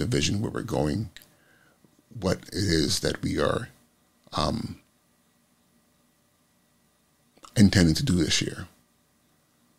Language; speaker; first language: English; native; English